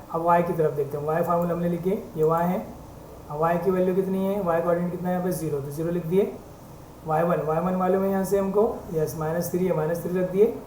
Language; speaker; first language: Urdu; native; Urdu